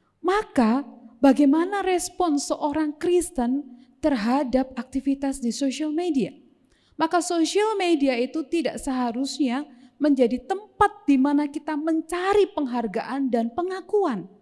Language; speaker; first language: Indonesian; native; Indonesian